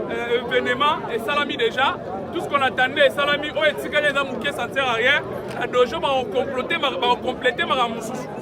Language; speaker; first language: Lingala; native; Lingala